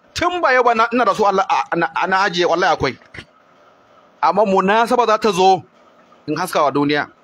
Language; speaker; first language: Hausa; non-native, local second language; Kanuri